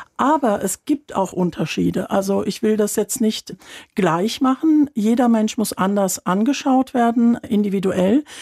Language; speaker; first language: German; early bilingual, other home language; Turkish